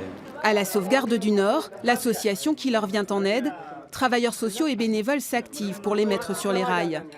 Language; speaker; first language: French; native; French